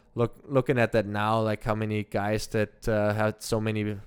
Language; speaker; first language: English; early bilingual, other home language; German